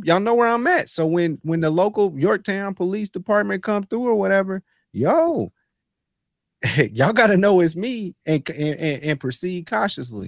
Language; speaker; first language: English; native; English